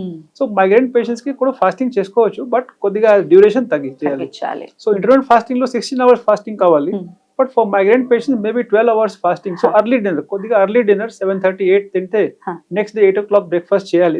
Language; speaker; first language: Telugu; non-native, fluent; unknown